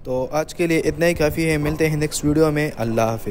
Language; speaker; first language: Hindi; native; Hindi